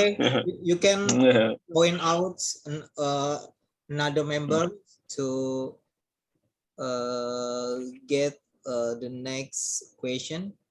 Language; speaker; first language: English; non-native, learner; Indonesian